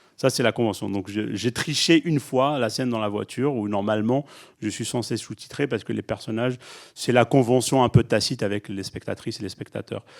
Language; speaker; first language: French; early bilingual, other home language; Arabic